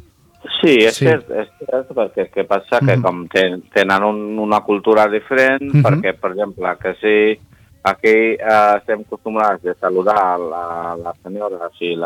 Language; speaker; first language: Catalan; non-native, learner; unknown